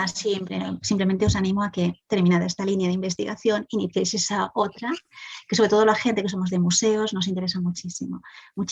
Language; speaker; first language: Spanish; native; Spanish